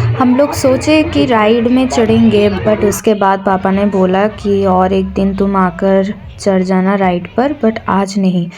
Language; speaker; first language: Hindi; non-native, local second language; Bangla